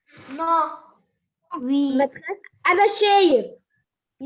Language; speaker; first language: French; non-native, learner; Arabic